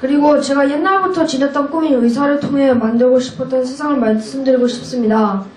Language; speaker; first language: Korean; native; Korean